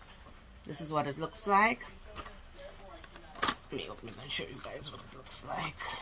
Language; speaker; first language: English; native; English